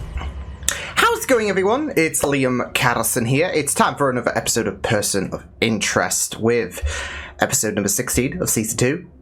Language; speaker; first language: English; native; English